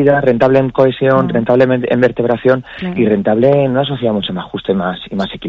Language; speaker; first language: Spanish; native; Spanish